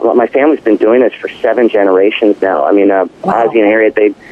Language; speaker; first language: English; native; English